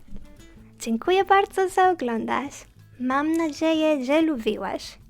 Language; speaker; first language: Polish; non-native, learner; Spanish